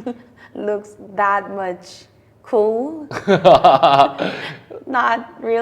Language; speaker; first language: English; non-native, fluent; Korean